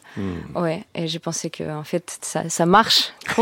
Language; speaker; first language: French; non-native, learner; Russian